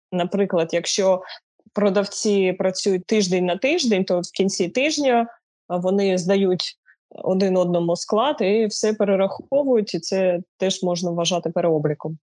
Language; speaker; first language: Ukrainian; non-native, local second language; Russian